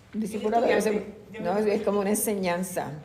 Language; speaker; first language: Spanish; native; Spanish